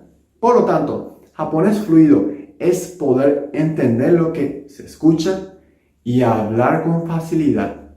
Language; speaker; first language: Spanish; non-native, local second language; Japanese